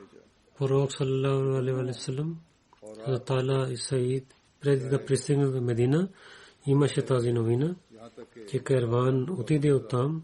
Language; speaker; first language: Bulgarian; non-native, learner; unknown